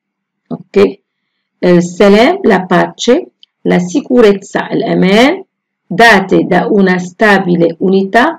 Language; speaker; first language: Italian; non-native, fluent; Arabic